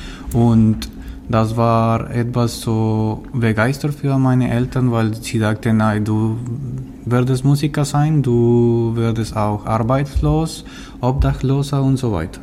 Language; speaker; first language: German; non-native, learner; Spanish